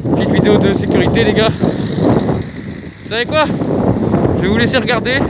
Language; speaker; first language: French; native; French